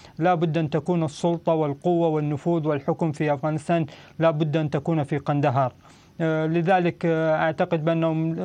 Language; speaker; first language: Arabic; non-native, fluent; Pashto